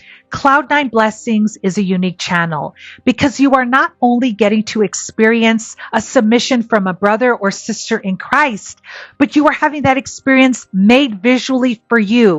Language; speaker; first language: English; native; English